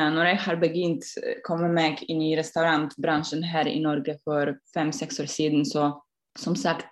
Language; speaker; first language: Norwegian; non-native, fluent; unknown